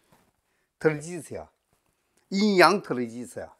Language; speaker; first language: Russian; non-native, learner; Chinese